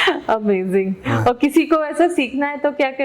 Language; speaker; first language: Hindi; native; Hindi